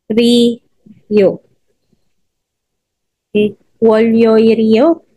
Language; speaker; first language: Korean; non-native, fluent; Filipino